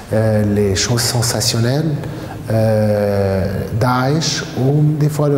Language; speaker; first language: French; non-native, fluent; Arabic